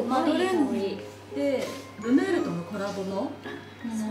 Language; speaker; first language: Japanese; non-native, fluent; Chinese